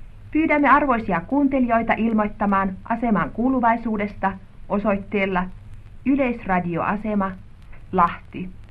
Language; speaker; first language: Finnish; native; Finnish